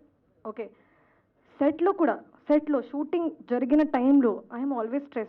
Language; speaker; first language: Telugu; non-native, local second language; Hindi